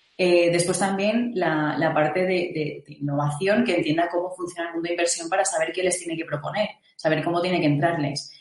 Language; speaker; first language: Spanish; native; Spanish